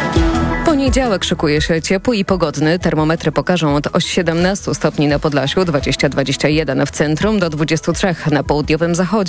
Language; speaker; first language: Polish; native; Polish